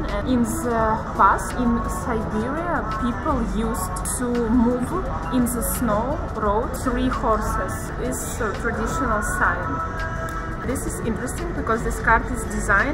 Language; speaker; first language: English; non-native, learner; Russian